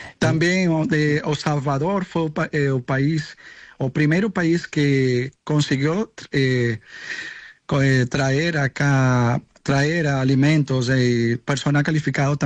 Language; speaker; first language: Portuguese; non-native, learner; Spanish